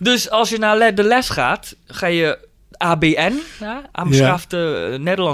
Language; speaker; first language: Dutch; non-native, fluent; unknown